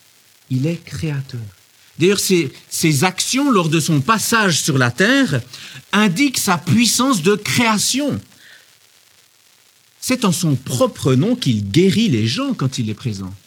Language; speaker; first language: French; native; French